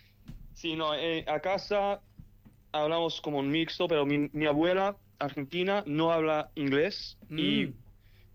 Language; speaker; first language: Spanish; early bilingual, heritage; English